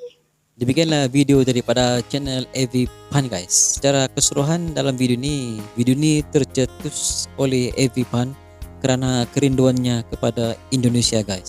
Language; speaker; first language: Malay; native; Malay